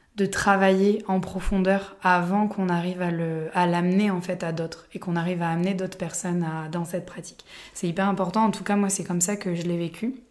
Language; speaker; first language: French; native; French